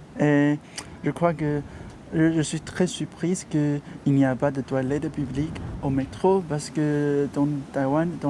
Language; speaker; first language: French; non-native, learner; Chinese